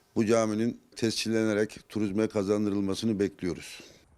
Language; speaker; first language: Turkish; native; Turkish